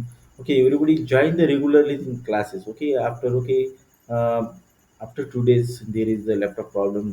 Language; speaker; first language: English; non-native, learner; Marathi